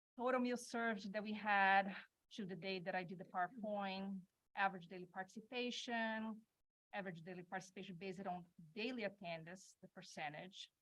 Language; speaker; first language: English; non-native, fluent; Portuguese